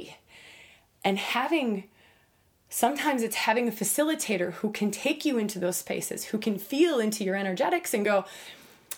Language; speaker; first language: English; native; English